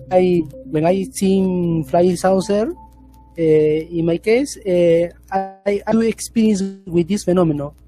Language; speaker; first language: English; non-native, learner; Spanish